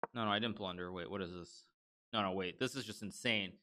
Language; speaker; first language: English; native; English